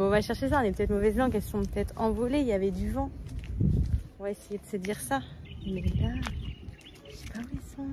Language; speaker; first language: French; native; French